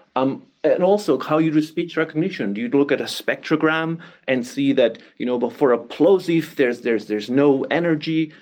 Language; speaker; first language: English; non-native, fluent; Catalan